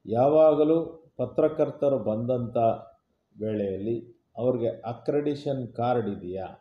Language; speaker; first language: Kannada; native; Kannada